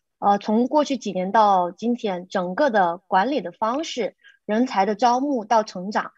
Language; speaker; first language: Chinese; native; Chinese